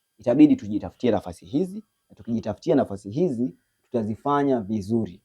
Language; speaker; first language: Swahili; native; Swahili